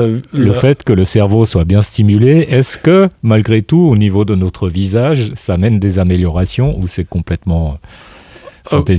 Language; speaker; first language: French; native; French